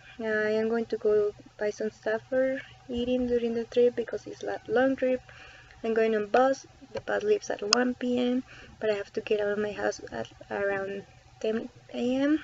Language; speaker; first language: English; non-native, fluent; Spanish